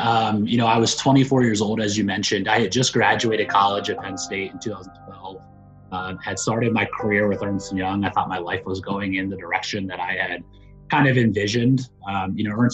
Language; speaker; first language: English; native; English